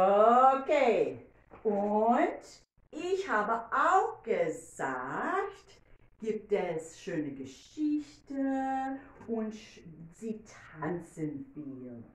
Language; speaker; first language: German; non-native, learner; English